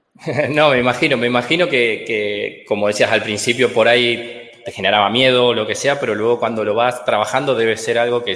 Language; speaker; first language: Spanish; native; Spanish